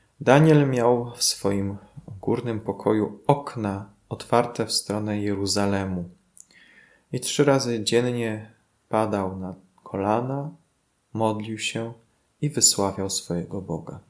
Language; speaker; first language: Polish; native; Polish